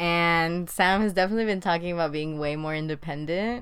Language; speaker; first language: English; early bilingual, other home language; Spanish